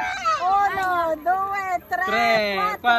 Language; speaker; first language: Italian; non-native, learner; Filipino